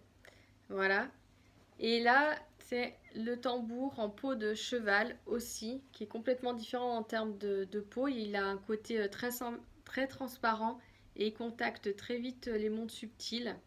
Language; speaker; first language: French; native; French